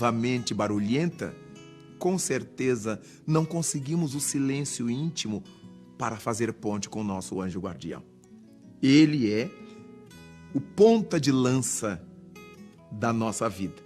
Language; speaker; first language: Portuguese; native; Portuguese